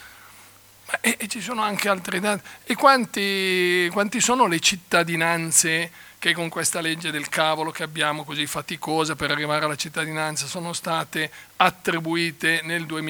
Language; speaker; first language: Italian; native; Italian